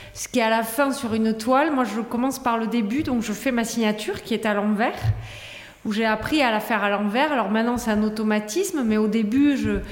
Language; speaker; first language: French; native; French